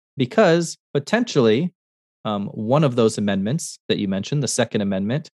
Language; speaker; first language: English; native; English